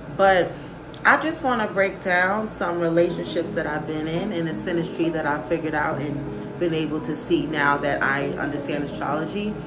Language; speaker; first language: English; native; English